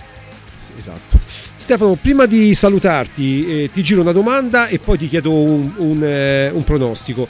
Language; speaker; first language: Italian; native; Italian